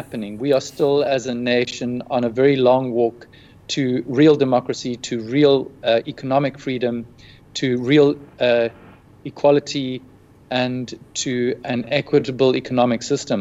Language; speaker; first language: English; native; English